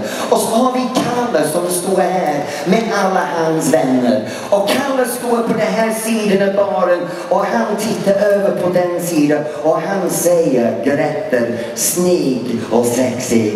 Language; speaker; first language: Swedish; non-native, fluent; English